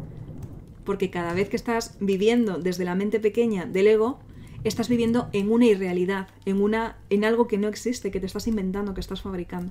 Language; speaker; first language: Spanish; native; Spanish